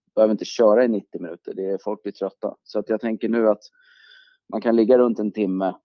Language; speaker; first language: Swedish; native; Swedish